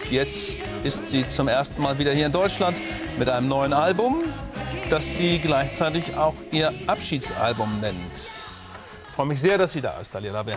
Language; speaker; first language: German; native; German